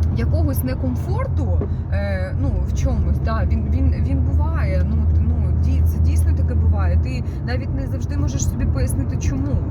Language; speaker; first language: Ukrainian; non-native, local second language; Russian